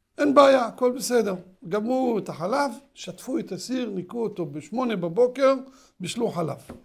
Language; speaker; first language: Hebrew; native; Hebrew